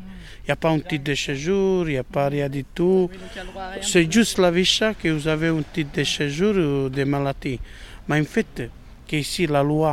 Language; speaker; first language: French; non-native, learner; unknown